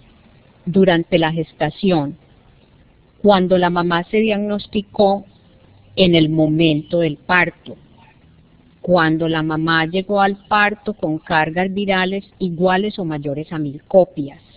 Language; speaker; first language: Spanish; native; Spanish